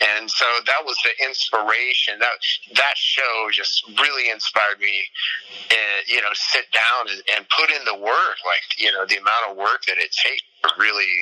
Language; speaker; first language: English; native; English